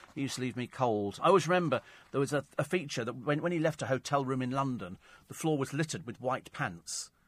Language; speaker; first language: English; native; English